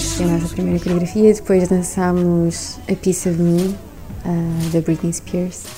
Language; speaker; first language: Portuguese; native; Portuguese